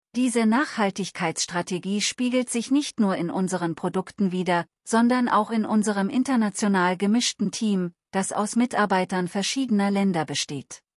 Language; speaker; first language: German; non-native, learner; Telugu